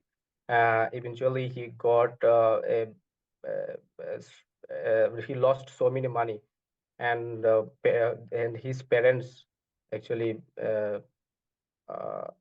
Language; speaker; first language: English; non-native, learner; Bangla